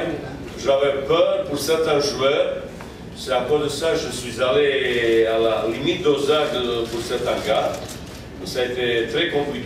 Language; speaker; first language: French; non-native, fluent; Bosnian